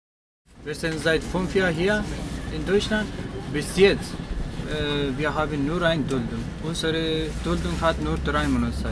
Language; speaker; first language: German; non-native, learner; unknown